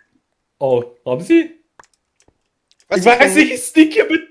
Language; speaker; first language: German; native; German